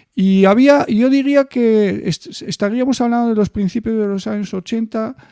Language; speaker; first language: Spanish; non-native, fluent; Bulgarian